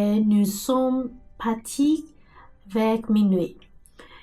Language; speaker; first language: French; non-native, learner; Cantonese